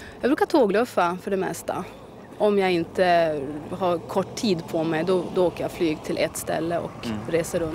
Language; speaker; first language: Swedish; native; Swedish